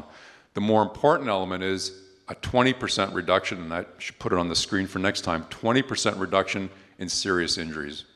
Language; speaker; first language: English; native; English